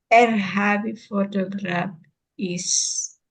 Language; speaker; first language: English; non-native, local second language; Filipino